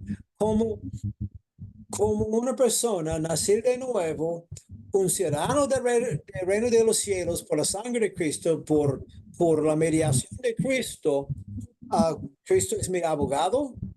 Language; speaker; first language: Spanish; non-native, fluent; English